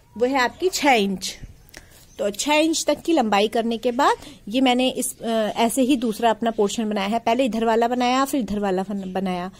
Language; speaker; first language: Hindi; native; Hindi